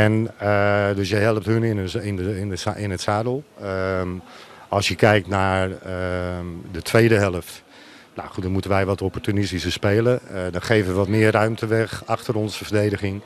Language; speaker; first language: Dutch; native; Dutch